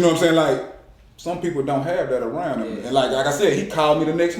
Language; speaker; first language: English; native; English